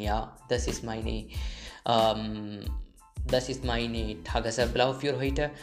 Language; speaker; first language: German; non-native, learner; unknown